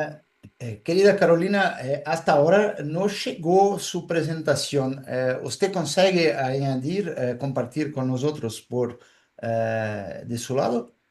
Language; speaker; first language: Spanish; non-native, fluent; Portuguese